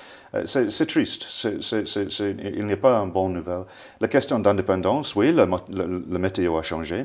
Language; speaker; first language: French; non-native, fluent; English